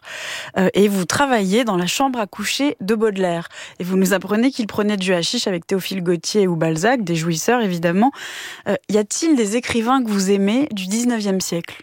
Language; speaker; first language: French; native; French